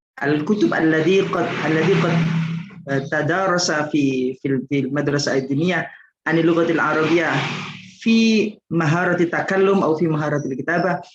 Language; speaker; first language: Arabic; non-native, fluent; Indonesian